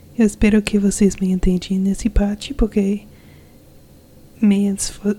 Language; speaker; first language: Portuguese; non-native, learner; English